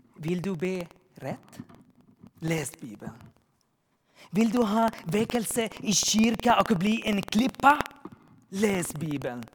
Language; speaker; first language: Swedish; non-native, learner; Arabic